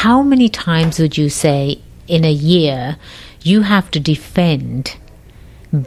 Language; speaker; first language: English; native; English